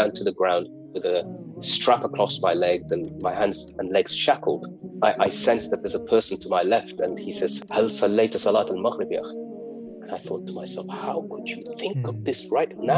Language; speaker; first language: English; native; English